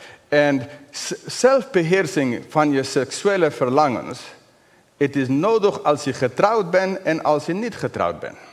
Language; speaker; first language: Dutch; non-native, fluent; English